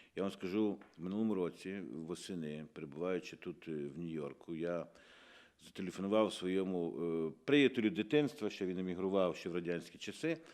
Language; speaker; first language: Ukrainian; native; Ukrainian